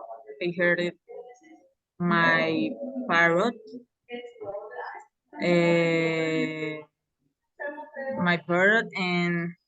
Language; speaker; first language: English; non-native, learner; Spanish